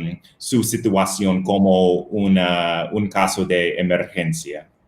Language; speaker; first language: Spanish; non-native, fluent; English